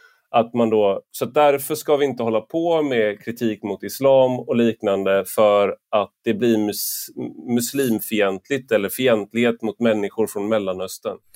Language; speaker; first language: Swedish; native; Swedish